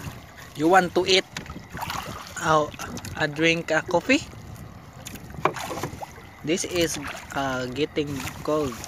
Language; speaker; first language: English; non-native, learner; Cebuano